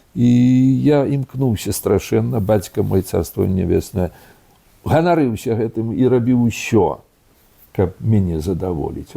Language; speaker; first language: Belarusian; native; Belarusian